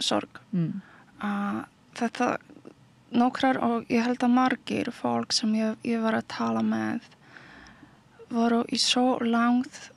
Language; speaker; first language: Icelandic; non-native, learner; Polish